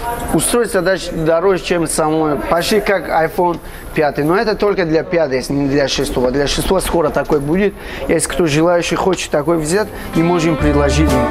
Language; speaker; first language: Russian; non-native, fluent; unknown